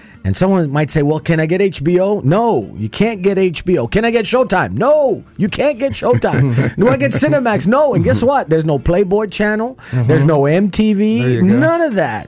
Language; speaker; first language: English; early bilingual, other home language; Spanish